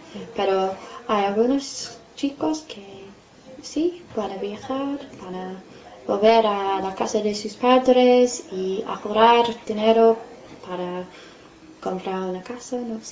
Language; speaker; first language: Spanish; non-native, fluent; English